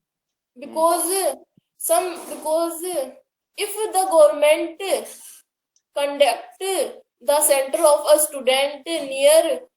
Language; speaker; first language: English; non-native, learner; Hindi